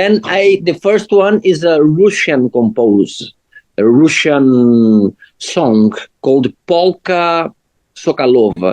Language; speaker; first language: English; non-native, learner; Portuguese